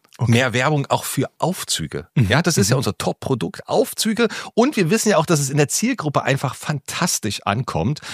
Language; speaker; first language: German; native; German